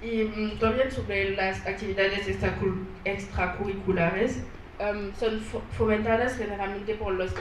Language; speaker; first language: Spanish; non-native, learner; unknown